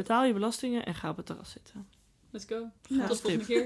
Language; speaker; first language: Dutch; native; Dutch